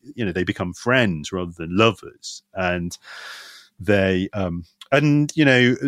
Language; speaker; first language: English; native; English